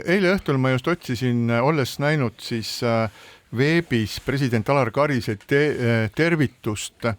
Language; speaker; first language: Estonian; native; Estonian